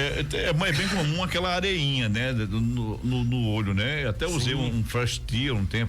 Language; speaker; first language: Portuguese; native; Portuguese